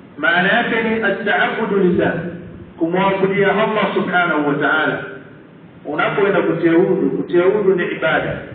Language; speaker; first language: Swahili; native; Swahili